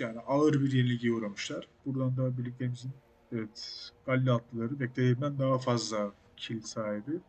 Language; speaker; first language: Turkish; native; Turkish